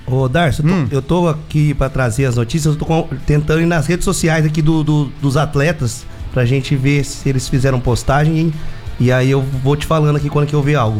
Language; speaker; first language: Portuguese; native; Portuguese